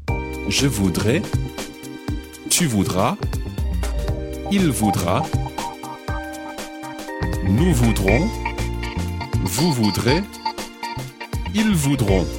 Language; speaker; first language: French; non-native, fluent; English